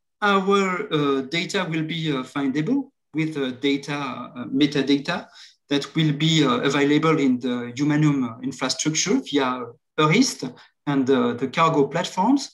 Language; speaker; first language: English; non-native, fluent; French